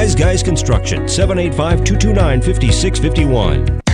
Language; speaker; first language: English; native; English